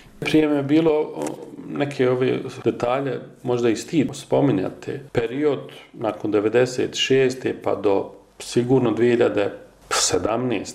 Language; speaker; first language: Croatian; native; Croatian